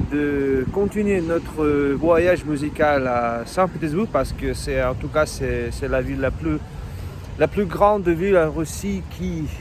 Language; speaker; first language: French; non-native, fluent; Russian